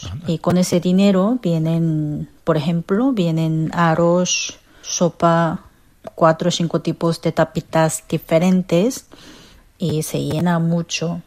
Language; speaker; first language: Spanish; non-native, fluent; Korean